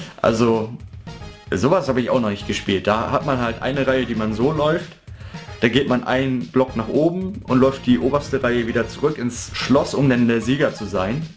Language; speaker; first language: German; native; German